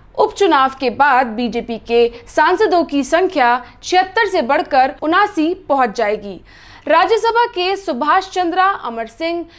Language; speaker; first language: Hindi; native; Hindi